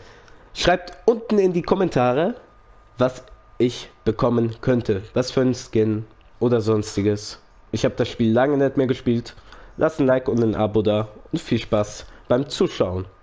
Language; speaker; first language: German; native; German